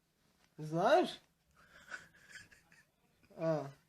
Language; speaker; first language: Russian; non-native, learner; Turkmen